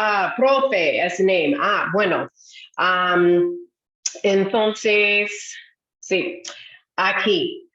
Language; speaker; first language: Spanish; non-native, fluent; English